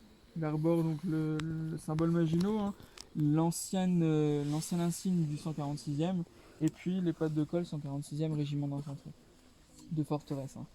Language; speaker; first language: French; native; French